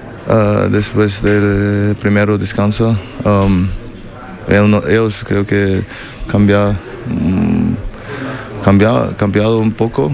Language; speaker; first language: Spanish; non-native, learner; German